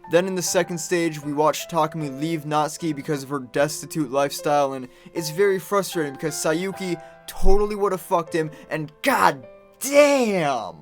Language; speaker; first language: English; native; English